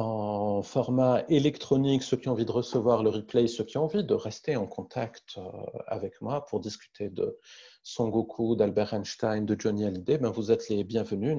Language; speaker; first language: French; native; French